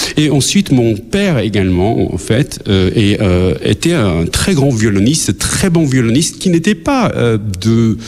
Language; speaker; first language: French; non-native, fluent; Albanian